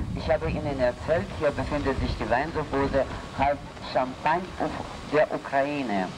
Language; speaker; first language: German; non-native, learner; Russian